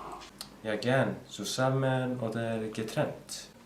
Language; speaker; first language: German; non-native, learner; Icelandic